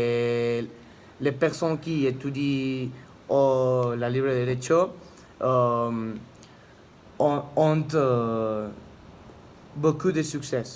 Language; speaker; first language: French; non-native, learner; Spanish